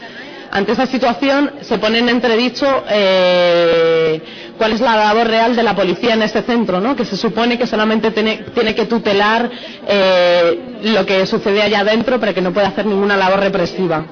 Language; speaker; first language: Spanish; native; Spanish